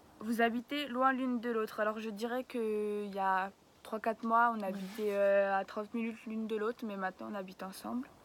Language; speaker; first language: French; native; French